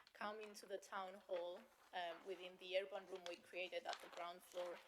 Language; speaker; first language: English; non-native, fluent; Greek